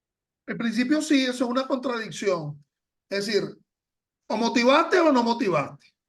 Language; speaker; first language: Spanish; native; Spanish